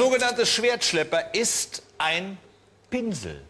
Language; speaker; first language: German; native; German